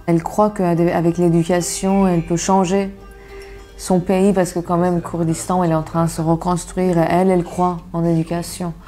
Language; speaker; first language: French; non-native, fluent; Persian